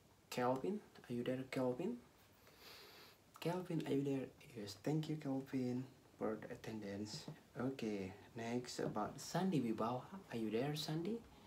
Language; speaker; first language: English; non-native, learner; Balinese